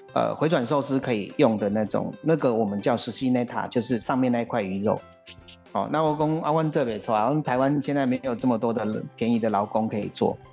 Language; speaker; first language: Chinese; native; Chinese